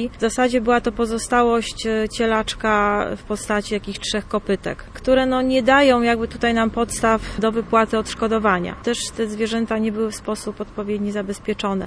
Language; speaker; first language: Polish; native; Polish